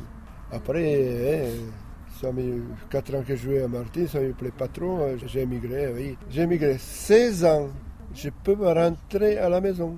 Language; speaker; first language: French; non-native, learner; Slovak